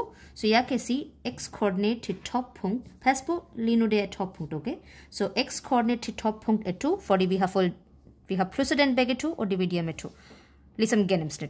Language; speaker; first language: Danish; non-native, fluent; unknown